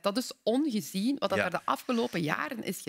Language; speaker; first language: Dutch; native; Dutch